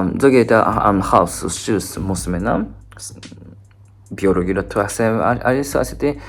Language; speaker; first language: Georgian; non-native, fluent; Japanese